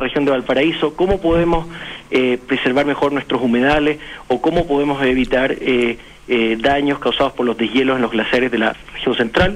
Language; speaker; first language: Spanish; native; Spanish